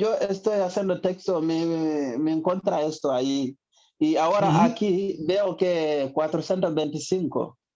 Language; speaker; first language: Spanish; non-native, learner; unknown